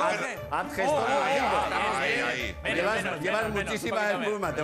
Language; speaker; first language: Spanish; native; Spanish